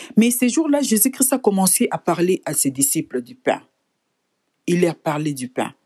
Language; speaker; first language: French; non-native, local second language; Lingala